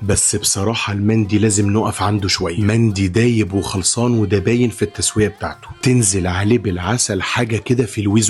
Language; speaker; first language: Arabic; native; Arabic